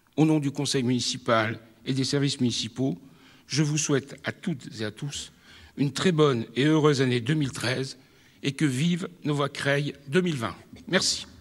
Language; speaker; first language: French; native; French